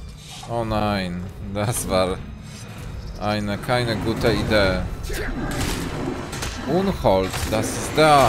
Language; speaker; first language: German; non-native, learner; Polish